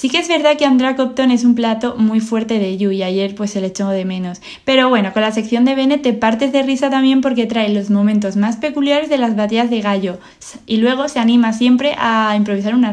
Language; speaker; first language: Spanish; native; Spanish